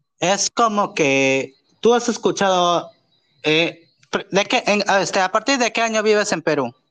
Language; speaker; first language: Spanish; native; Spanish